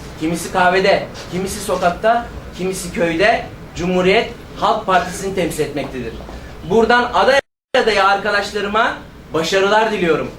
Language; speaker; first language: Turkish; native; Turkish